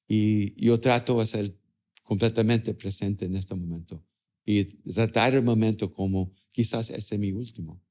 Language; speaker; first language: Spanish; early bilingual, other home language; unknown